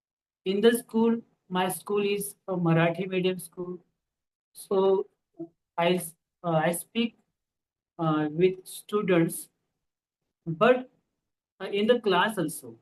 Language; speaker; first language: English; non-native, local second language; Marathi